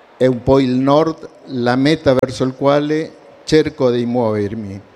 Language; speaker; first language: Italian; non-native, learner; Spanish